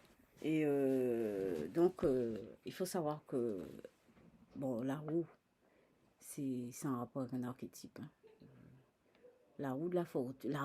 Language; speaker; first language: French; native; French